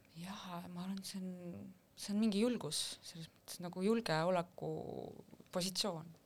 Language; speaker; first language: Estonian; non-native, local second language; Russian